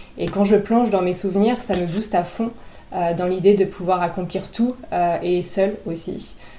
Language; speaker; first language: French; native; French